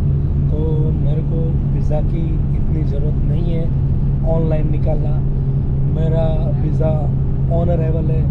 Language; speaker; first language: Hindi; native; Hindi